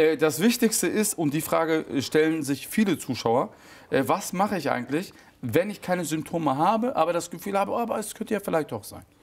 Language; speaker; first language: German; early bilingual, other home language; Turkish